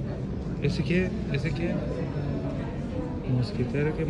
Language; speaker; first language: Spanish; non-native, learner; Persian